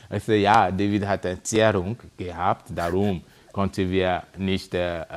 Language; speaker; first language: German; non-native, fluent; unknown